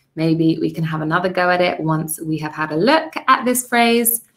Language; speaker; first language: English; native; English